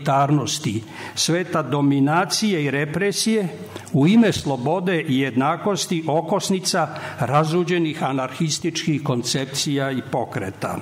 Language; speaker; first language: Serbian; native; Serbian